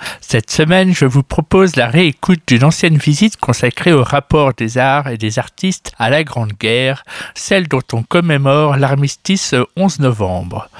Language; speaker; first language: French; native; French